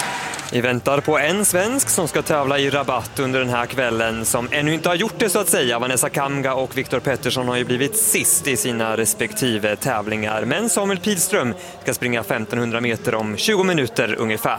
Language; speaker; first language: Swedish; native; Swedish